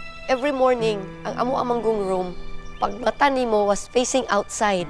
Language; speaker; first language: English; non-native, local second language; Cebuano